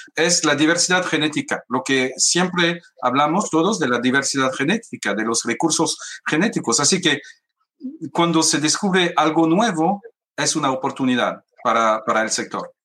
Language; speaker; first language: Spanish; non-native, fluent; French